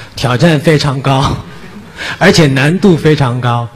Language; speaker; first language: Chinese; non-native, fluent; Cantonese